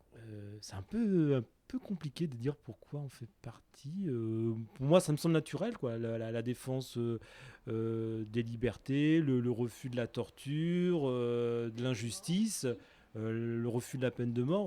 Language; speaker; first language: French; native; French